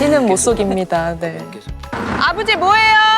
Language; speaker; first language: Korean; native; Korean